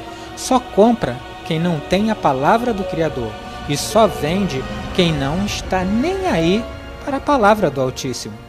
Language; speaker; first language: Portuguese; native; Portuguese